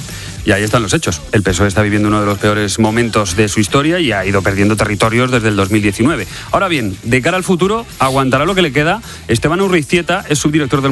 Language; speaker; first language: Spanish; native; Spanish